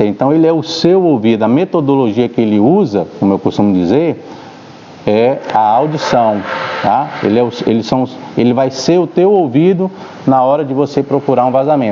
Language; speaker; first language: Portuguese; native; Portuguese